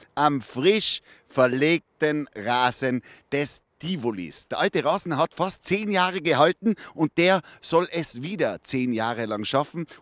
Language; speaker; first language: German; native; German